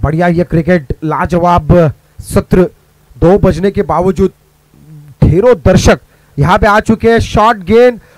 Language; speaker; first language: Hindi; non-native, local second language; Marathi